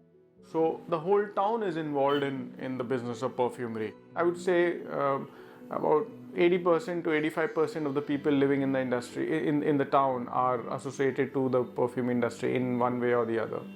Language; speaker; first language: English; non-native, local second language; Hindi